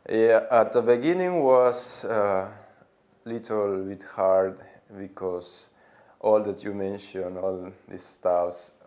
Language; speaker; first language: English; non-native, learner; Spanish